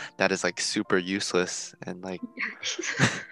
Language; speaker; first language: English; native; English